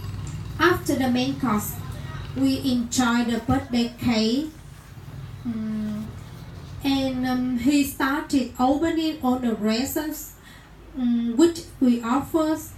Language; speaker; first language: English; non-native, learner; Vietnamese